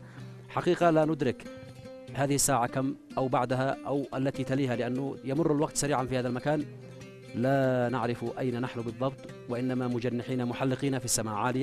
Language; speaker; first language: Arabic; native; Arabic